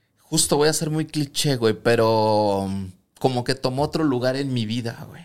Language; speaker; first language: Spanish; native; Spanish